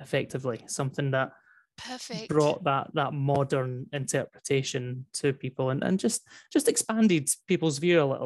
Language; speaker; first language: English; native; English